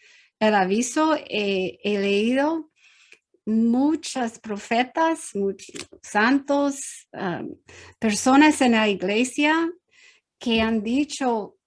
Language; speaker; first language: Spanish; non-native, learner; English